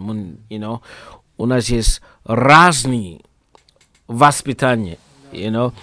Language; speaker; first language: Russian; non-native, learner; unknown